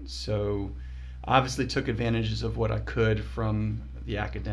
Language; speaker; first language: English; native; English